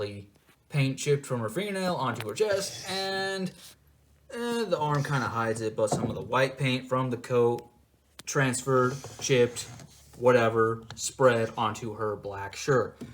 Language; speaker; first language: English; native; English